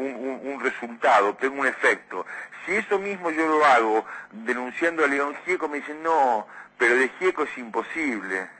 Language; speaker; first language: Spanish; native; Spanish